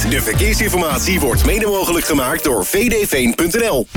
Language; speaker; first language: Dutch; native; Dutch